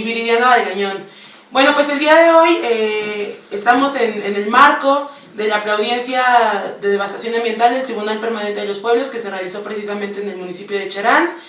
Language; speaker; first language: Spanish; native; Spanish